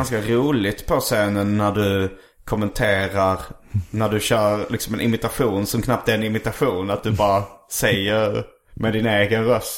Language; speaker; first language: Swedish; native; Swedish